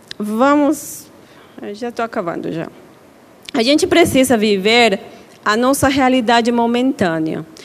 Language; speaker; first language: Portuguese; non-native, fluent; Spanish